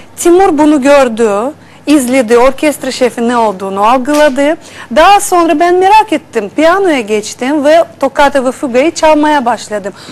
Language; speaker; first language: Turkish; non-native, fluent; Russian